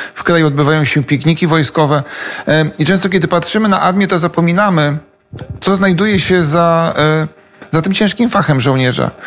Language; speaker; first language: Polish; native; Polish